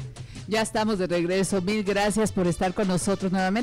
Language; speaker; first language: Spanish; native; Spanish